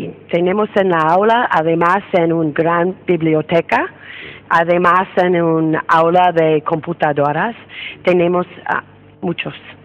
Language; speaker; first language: Spanish; non-native, fluent; English